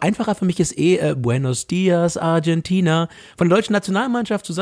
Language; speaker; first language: German; native; German